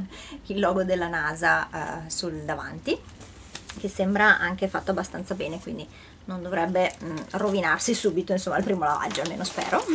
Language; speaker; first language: Italian; native; Italian